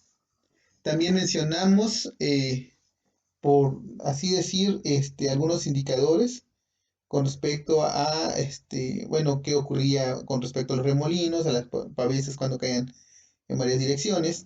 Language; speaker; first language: Spanish; native; Spanish